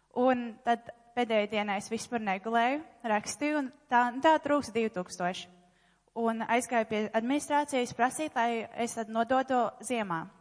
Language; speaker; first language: Latvian; non-native, local second language; Russian